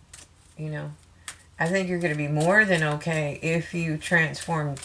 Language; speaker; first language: English; native; English